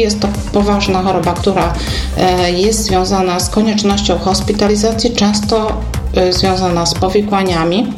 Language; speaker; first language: Polish; native; Polish